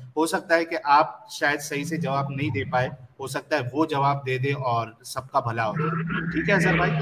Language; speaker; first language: Hindi; native; Hindi